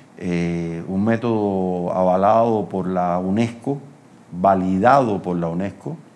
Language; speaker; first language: Spanish; native; Spanish